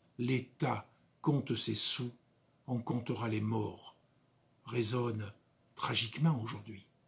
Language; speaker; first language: French; native; French